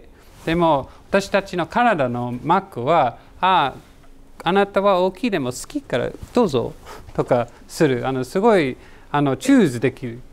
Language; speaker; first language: Japanese; non-native, learner; English